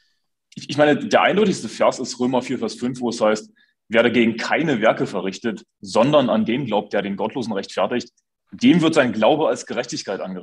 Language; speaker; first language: German; native; German